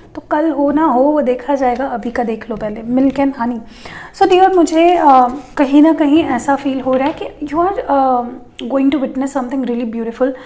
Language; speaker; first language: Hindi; non-native, local second language; Marathi